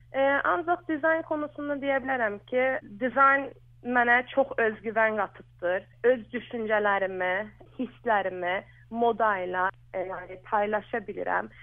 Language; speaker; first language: Azerbaijani; early bilingual, heritage; Azerbaijani